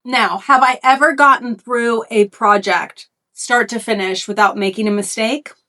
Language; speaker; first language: English; native; English